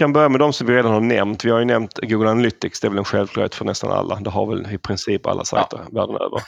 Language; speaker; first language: Swedish; native; Swedish